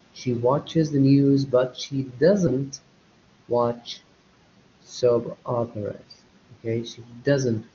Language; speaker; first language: English; non-native, fluent; Arabic